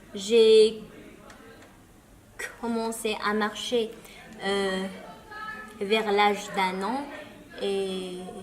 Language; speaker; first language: French; early bilingual, other home language; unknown